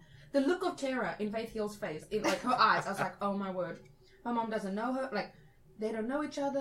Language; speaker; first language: English; native; English